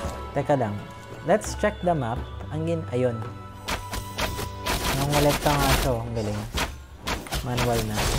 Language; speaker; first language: Filipino; native; Filipino